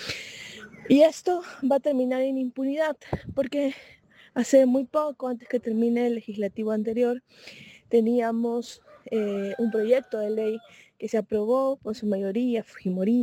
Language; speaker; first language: Spanish; native; Spanish